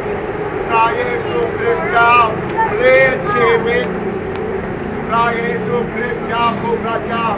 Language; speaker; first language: Thai; non-native, learner; English